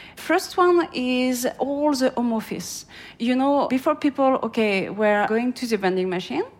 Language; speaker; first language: English; non-native, fluent; French